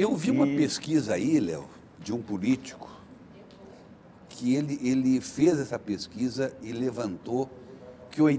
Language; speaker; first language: Portuguese; native; Portuguese